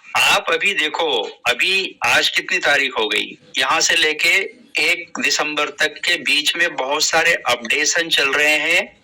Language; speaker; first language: Hindi; native; Hindi